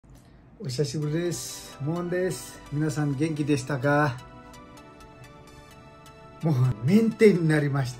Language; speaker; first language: Japanese; non-native, fluent; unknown